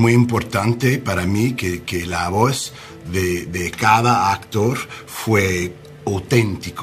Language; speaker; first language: Spanish; non-native, learner; English